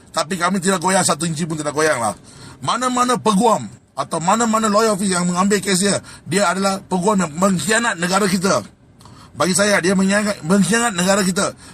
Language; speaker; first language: Malay; non-native, local second language; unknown